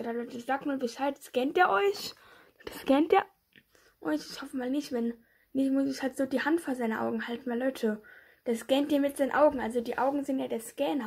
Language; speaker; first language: German; native; German